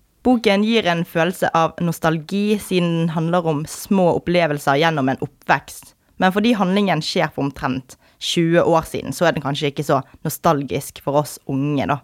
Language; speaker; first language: Norwegian; native; Norwegian